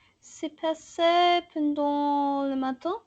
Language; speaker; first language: French; non-native, learner; English